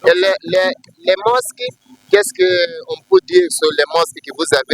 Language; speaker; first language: French; non-native, learner; Portuguese